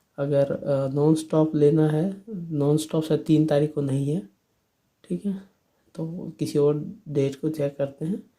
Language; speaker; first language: Hindi; native; Hindi